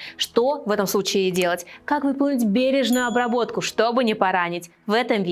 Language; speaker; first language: Russian; native; Russian